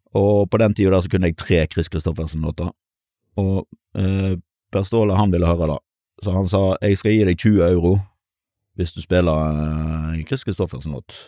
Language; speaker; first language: Norwegian; native; Norwegian